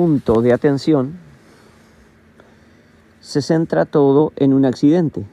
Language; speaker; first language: Spanish; native; Spanish